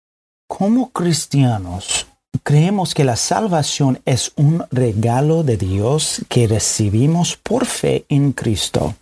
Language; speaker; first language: Spanish; non-native, fluent; English